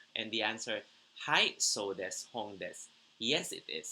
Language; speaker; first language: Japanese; non-native, fluent; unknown